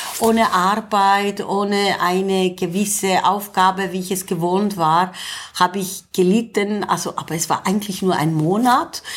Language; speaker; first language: German; non-native, fluent; Greek